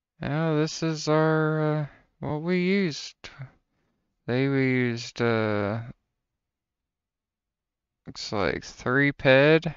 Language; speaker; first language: English; native; English